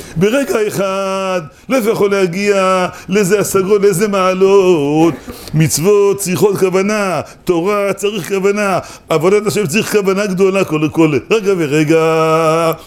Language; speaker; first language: Hebrew; native; Hebrew